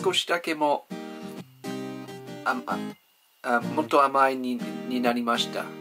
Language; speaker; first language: Japanese; non-native, learner; English